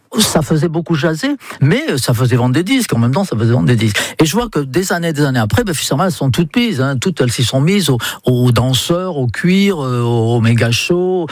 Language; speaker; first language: French; non-native, fluent; English